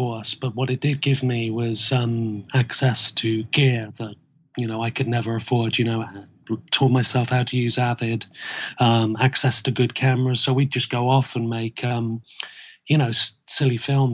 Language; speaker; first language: English; native; English